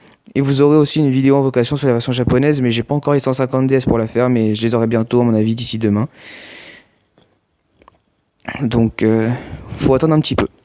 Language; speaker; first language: French; native; French